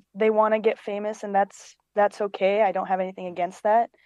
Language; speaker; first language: English; early bilingual, other home language; Greek